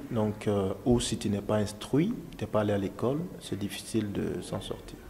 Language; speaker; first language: French; non-native, local second language; Dyula